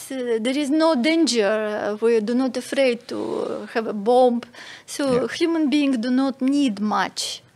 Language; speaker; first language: English; non-native, fluent; Russian